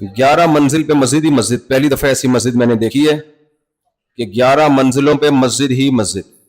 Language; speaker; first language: Urdu; native; Urdu